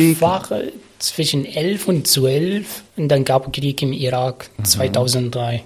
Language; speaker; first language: German; non-native, learner; Arabic